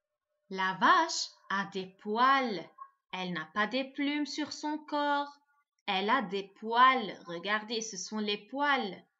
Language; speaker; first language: French; non-native, local second language; Arabic